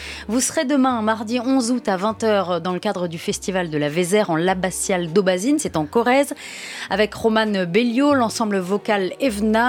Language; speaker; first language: French; native; French